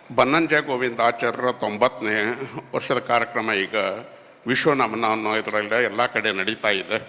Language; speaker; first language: Kannada; native; Kannada